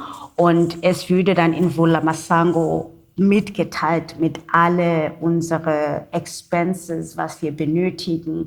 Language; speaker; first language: German; non-native, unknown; Xhosa